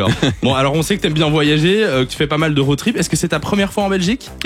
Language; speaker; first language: French; native; French